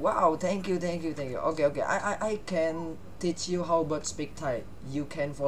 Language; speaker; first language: English; non-native, learner; Thai